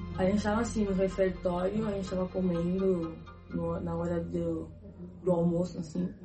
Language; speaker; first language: Portuguese; native; Portuguese